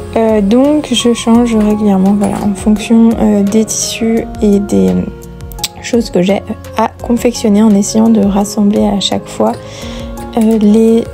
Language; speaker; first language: French; native; French